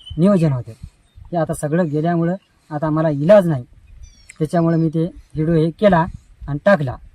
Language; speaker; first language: Marathi; native; Marathi